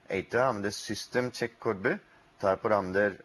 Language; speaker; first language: Bangla; non-native, learner; English